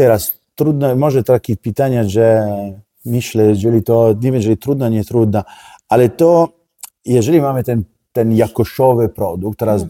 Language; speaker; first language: Polish; non-native, learner; Italian